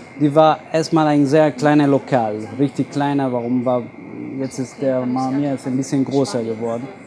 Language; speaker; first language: German; non-native, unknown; Italian